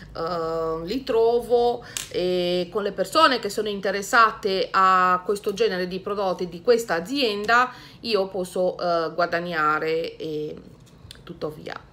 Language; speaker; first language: Italian; non-native, fluent; Romanian